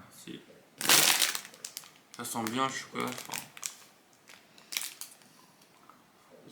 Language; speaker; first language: French; native; French